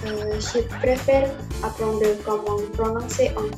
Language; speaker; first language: French; non-native, learner; Indonesian